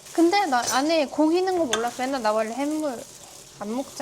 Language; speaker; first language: Korean; non-native, learner; Turkish